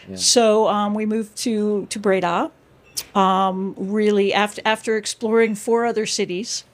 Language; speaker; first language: English; native; English